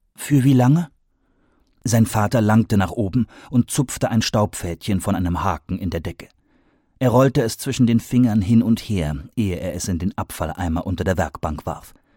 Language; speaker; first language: German; native; German